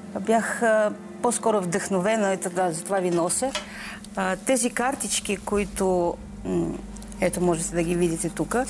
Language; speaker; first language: Bulgarian; non-native, fluent; Russian